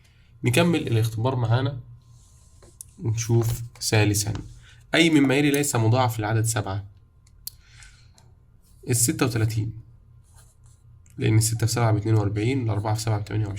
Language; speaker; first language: Arabic; native; Arabic